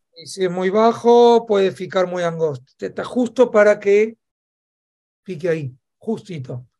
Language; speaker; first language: Spanish; native; Spanish